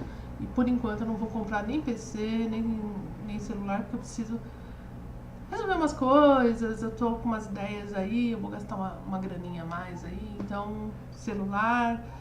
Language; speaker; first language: Portuguese; native; Portuguese